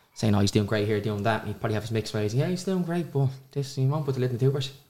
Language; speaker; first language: English; native; English